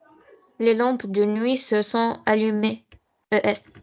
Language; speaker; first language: French; non-native, learner; Arabic